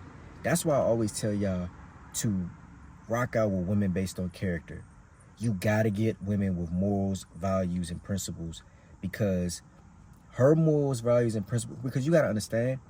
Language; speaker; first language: English; native; English